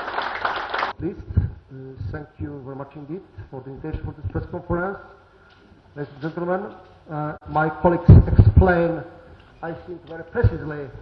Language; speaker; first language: English; non-native, learner; Polish